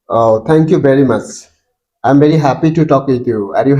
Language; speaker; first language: English; non-native, fluent; Bangla